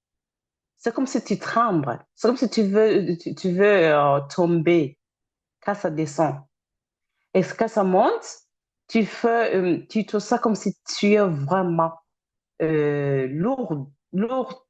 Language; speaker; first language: French; non-native, fluent; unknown